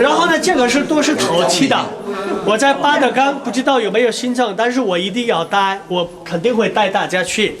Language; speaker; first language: Chinese; non-native, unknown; Nepali